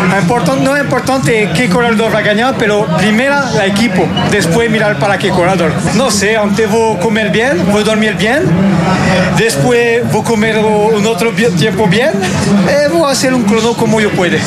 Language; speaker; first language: Portuguese; non-native, learner; Spanish